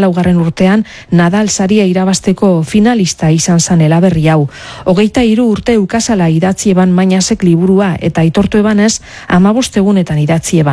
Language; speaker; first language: Basque; native; Basque